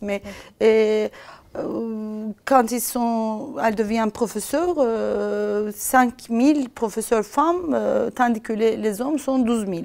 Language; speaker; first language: French; non-native, fluent; Turkish